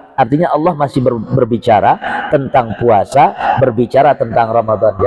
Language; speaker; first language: Malay; non-native, local second language; Sasak